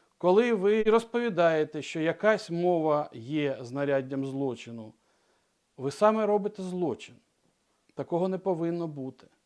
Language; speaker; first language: Ukrainian; non-native, local second language; Russian